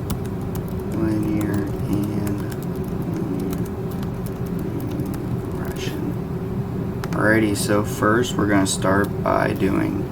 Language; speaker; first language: English; native; English